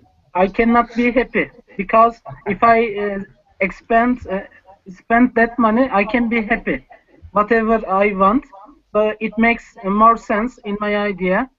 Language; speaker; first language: English; non-native, learner; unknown